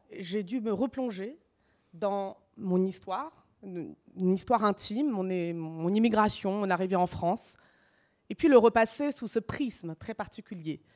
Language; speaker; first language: French; early bilingual, other home language; Russian